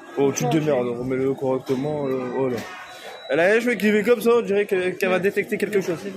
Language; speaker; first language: French; native; French